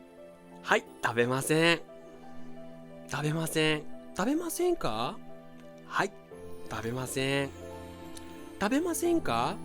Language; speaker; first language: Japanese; non-native, fluent; Portuguese